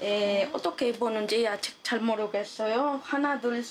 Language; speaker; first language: Korean; non-native, learner; Spanish